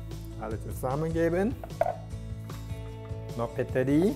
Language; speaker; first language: German; non-native, learner; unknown